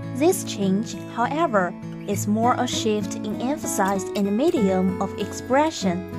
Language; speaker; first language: English; non-native, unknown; Chinese